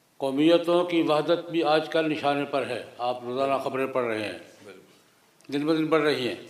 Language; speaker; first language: Urdu; non-native, local second language; Punjabi